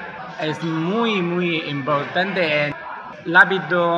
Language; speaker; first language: Spanish; non-native, fluent; Chinese